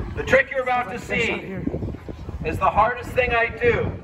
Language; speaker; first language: English; native; English